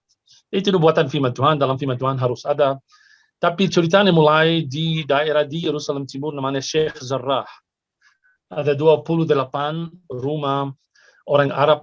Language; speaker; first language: Indonesian; non-native, fluent; Arabic